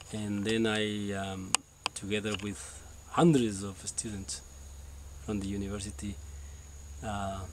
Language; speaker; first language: English; non-native, fluent; Spanish